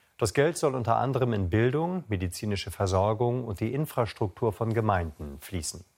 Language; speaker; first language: German; native; German